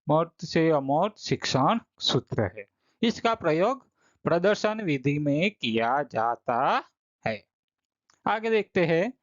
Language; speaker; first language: Hindi; non-native, local second language; Gujarati